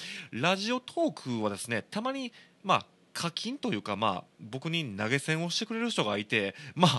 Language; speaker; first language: Japanese; native; Japanese